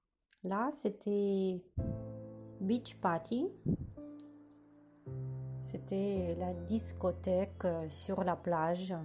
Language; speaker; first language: French; non-native, learner; Russian